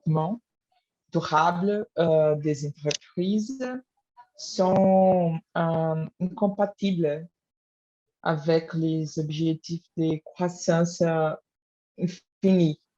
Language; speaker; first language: French; non-native, learner; Portuguese